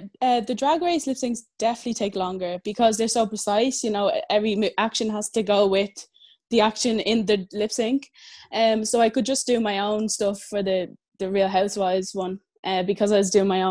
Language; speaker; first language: English; native; English